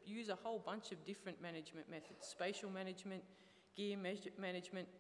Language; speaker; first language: English; native; English